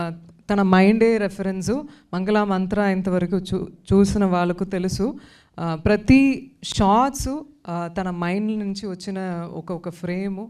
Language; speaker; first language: Telugu; non-native, learner; Tamil